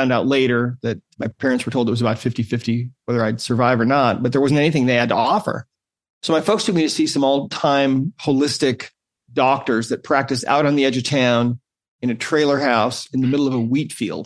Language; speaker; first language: English; native; English